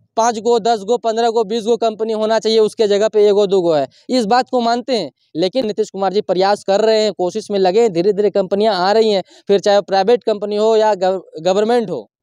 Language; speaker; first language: Hindi; native; Hindi